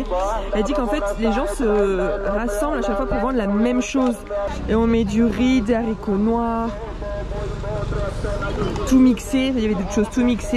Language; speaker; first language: French; native; French